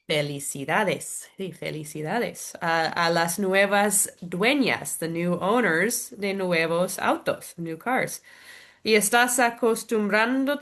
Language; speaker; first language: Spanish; non-native, fluent; English